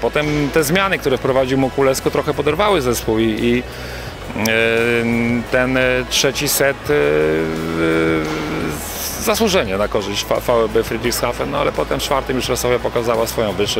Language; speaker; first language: Polish; native; Polish